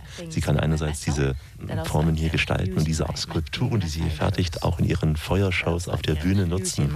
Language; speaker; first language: German; native; German